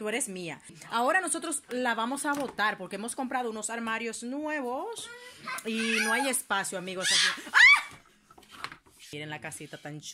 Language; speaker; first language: Spanish; native; Spanish